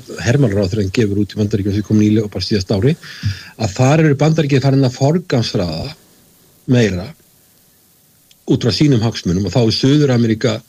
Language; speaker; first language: Icelandic; native; Icelandic